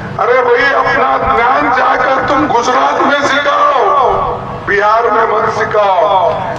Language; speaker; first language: Hindi; non-native, local second language; Kannada